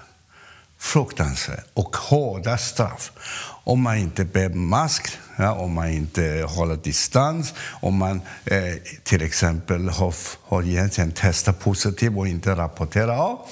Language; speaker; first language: Swedish; non-native, fluent; Cantonese